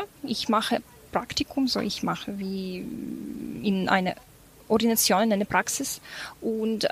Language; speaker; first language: German; non-native, fluent; Ukrainian